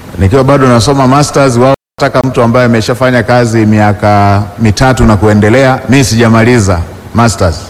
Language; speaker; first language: Swahili; non-native, local second language; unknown